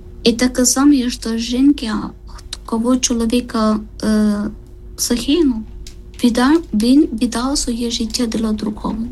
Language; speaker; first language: Ukrainian; non-native, learner; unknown